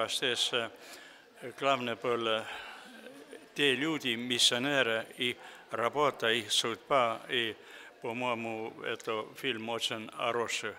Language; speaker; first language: Russian; non-native, local second language; Estonian